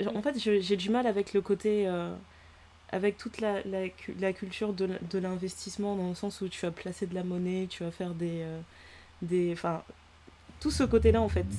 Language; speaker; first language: French; early bilingual, other home language; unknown